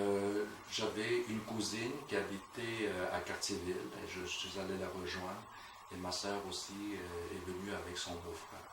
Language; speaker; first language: French; non-native, fluent; Vietnamese